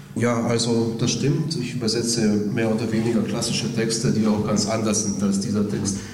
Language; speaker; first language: German; non-native, fluent; Slovenian